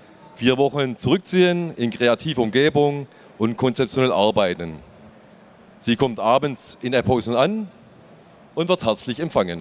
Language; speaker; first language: German; native; German